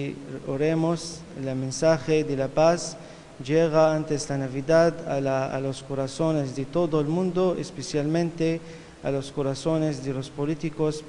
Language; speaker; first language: Spanish; non-native, fluent; Arabic